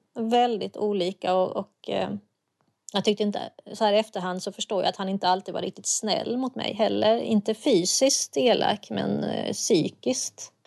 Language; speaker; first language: Swedish; native; Swedish